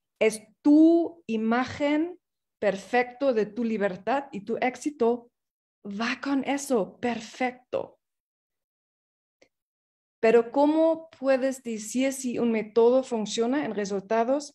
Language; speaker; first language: Spanish; non-native, fluent; English